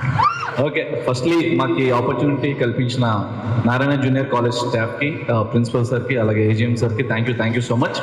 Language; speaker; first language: Telugu; native; Telugu